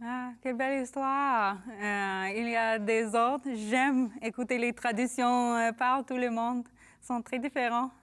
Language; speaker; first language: French; non-native, learner; English